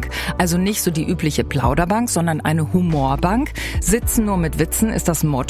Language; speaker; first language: German; native; German